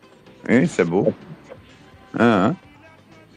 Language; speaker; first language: French; non-native, fluent; Dutch